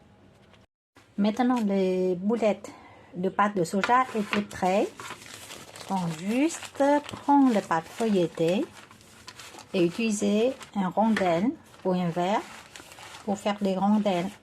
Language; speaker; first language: French; non-native, learner; Vietnamese